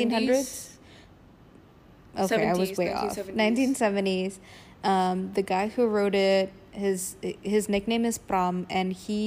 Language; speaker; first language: English; non-native, fluent; Indonesian